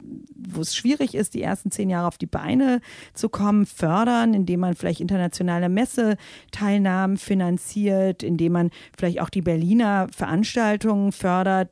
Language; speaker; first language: German; native; German